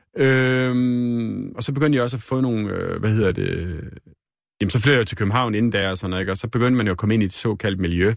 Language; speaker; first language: Danish; native; Danish